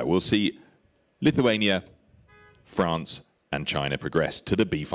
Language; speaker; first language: English; native; English